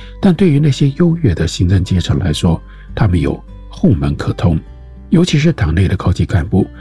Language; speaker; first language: Chinese; native; Chinese